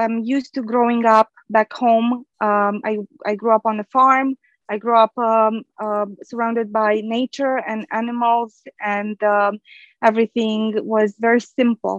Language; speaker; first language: English; non-native, fluent; Romanian